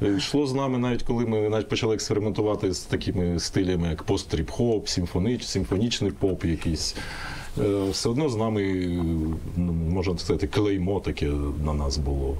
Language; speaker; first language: Ukrainian; non-native, local second language; Russian